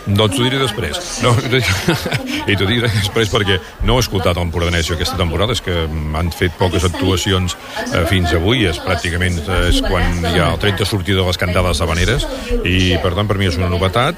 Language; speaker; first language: Catalan; native; Catalan